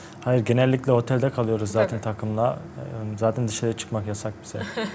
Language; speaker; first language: Turkish; early bilingual, heritage; Turkish